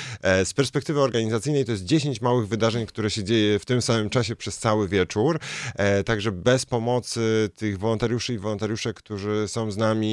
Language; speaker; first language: Polish; native; Polish